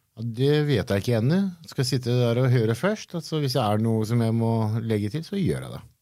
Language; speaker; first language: Norwegian; early bilingual, other home language; Kurdish